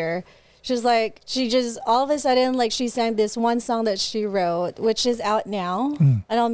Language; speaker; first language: English; non-native, local second language; Hiligaynon